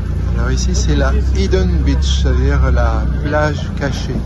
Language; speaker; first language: French; native; French